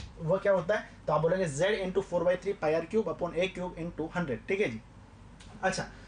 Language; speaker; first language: Hindi; native; Hindi